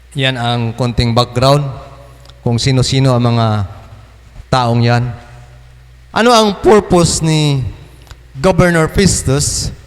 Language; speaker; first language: Filipino; non-native, local second language; Cebuano